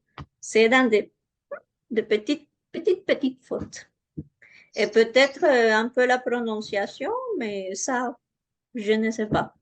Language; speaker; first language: French; non-native, fluent; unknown